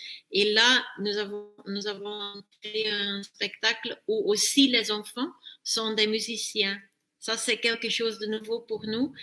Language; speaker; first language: French; non-native, fluent; Dutch